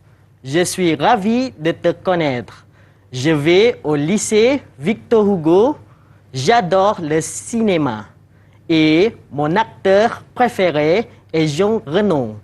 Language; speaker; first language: French; non-native, fluent; Malay